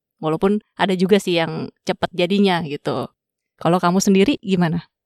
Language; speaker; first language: Indonesian; native; Indonesian